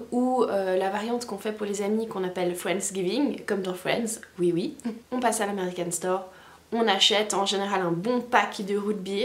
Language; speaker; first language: French; native; French